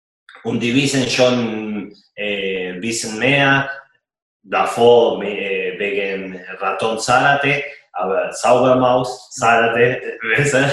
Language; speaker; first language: German; non-native, fluent; Spanish